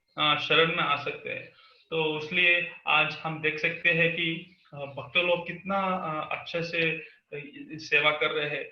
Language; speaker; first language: Hindi; non-native, local second language; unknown